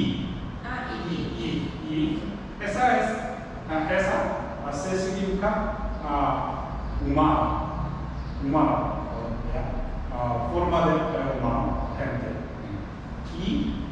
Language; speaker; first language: Spanish; non-native, learner; Korean